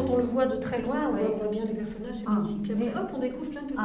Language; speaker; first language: French; native; French